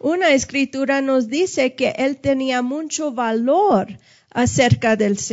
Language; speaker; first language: Spanish; non-native, fluent; English